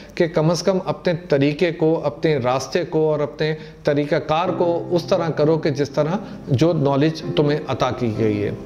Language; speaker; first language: Urdu; native; Urdu